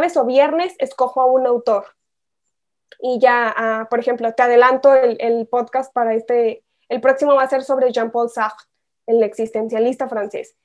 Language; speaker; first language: Spanish; native; Spanish